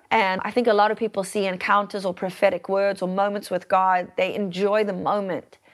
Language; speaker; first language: English; native; English